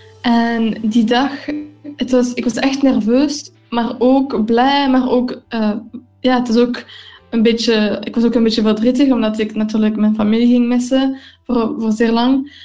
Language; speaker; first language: Dutch; non-native, local second language; English